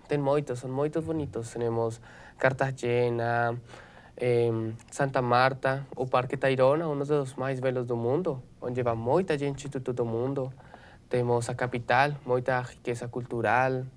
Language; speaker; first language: Portuguese; non-native, learner; Spanish